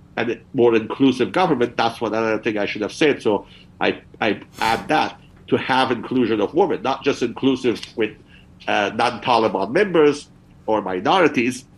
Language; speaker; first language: English; early bilingual, other home language; Persian